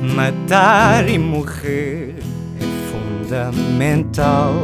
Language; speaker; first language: Portuguese; native; Portuguese